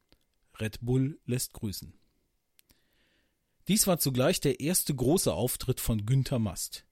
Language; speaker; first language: German; native; German